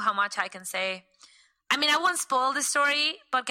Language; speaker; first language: English; non-native, fluent; Spanish